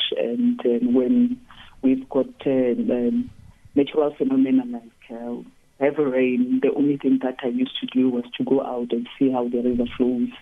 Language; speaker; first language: English; non-native, local second language; Tsonga